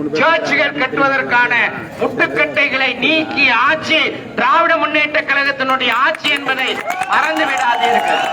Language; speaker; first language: Tamil; native; Tamil